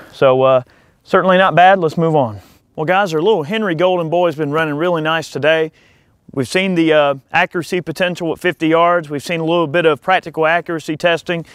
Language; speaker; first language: English; native; English